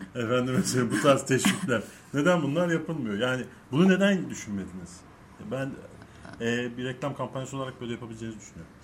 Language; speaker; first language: Turkish; native; Turkish